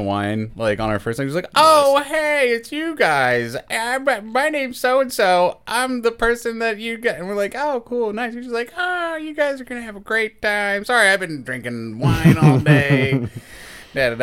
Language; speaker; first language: English; native; English